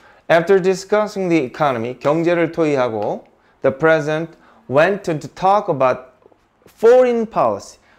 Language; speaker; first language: English; non-native, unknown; Korean